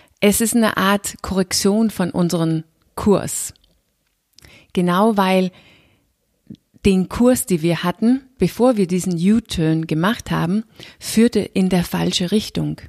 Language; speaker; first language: German; non-native, fluent; Danish